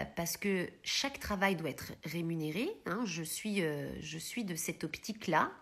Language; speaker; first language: French; early bilingual, heritage; Italian